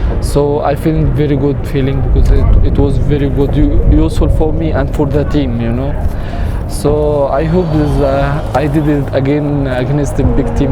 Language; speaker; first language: English; non-native, learner; Arabic